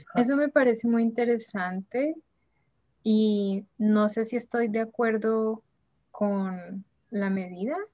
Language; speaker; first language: Spanish; native; Spanish